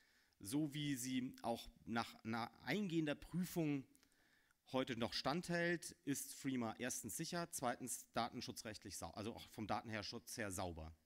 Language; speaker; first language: German; native; German